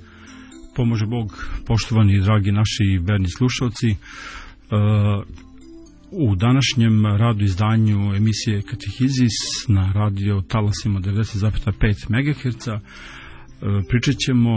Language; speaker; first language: Serbian; native; Serbian